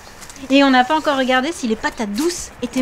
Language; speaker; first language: French; native; French